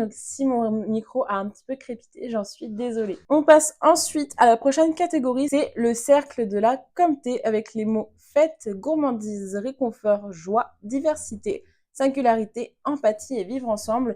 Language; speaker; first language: French; native; French